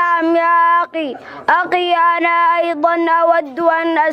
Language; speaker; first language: Arabic; non-native, learner; Somali